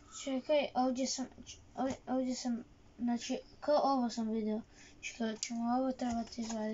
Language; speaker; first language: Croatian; early bilingual, heritage; Croatian